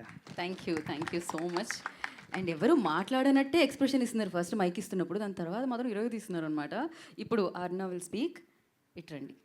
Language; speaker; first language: Telugu; native; Telugu